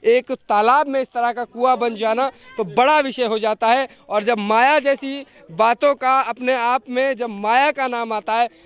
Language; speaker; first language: Hindi; native; Hindi